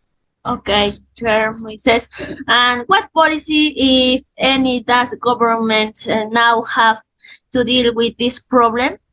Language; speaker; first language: English; non-native, learner; Spanish